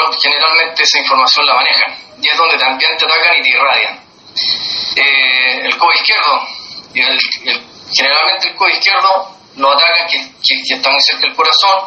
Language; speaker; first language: Spanish; native; Spanish